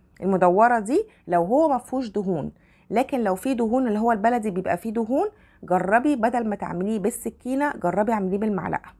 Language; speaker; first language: Arabic; native; Arabic